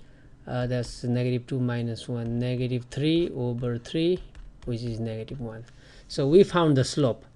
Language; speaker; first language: English; non-native, fluent; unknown